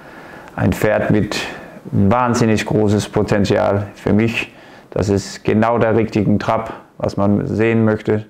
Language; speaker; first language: German; non-native, fluent; Danish